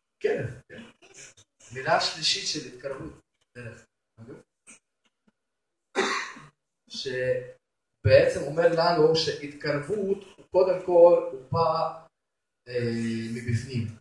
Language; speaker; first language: Hebrew; non-native, fluent; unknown